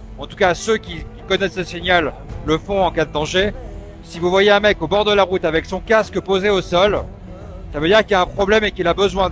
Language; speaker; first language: French; native; French